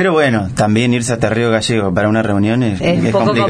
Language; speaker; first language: Spanish; native; Spanish